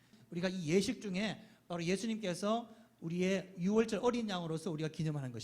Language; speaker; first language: Korean; native; Korean